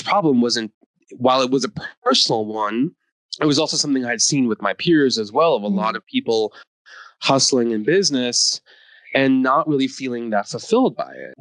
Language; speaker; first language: English; native; English